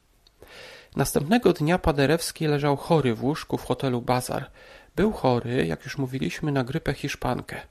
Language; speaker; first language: Polish; native; Polish